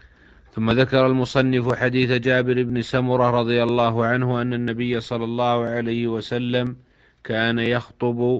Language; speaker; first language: Arabic; native; Arabic